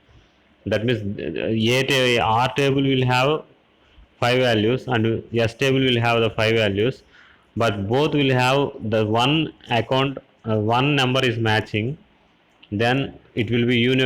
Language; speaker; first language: English; non-native, local second language; Telugu